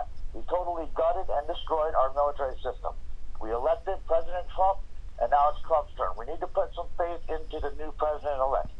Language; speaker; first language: English; native; English